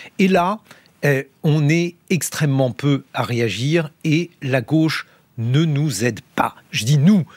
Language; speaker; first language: French; native; French